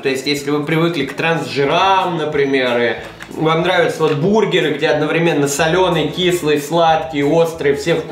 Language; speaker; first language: Russian; native; Russian